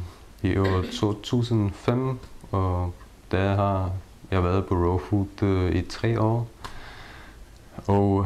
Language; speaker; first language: Danish; non-native, fluent; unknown